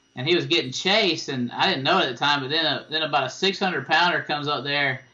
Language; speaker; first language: English; native; English